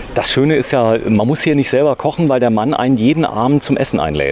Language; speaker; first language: German; native; German